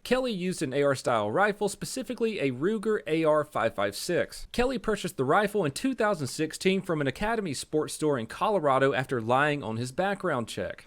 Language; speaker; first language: English; native; English